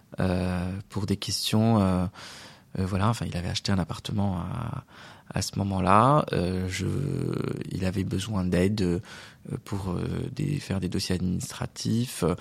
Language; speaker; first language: French; non-native, local second language; Arabic